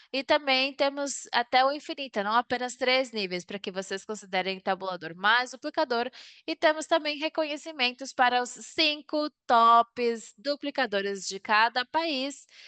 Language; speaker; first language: Portuguese; non-native, learner; Spanish